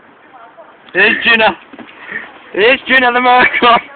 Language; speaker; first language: English; native; English